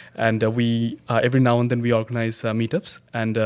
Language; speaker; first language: English; non-native, local second language; Bangla